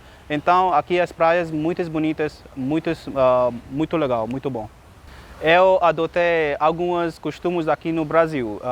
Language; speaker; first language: Portuguese; non-native, learner; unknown